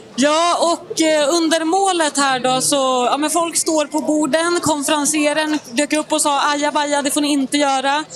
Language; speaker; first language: Swedish; native; Swedish